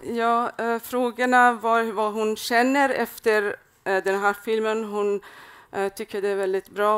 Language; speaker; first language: Swedish; non-native, fluent; Persian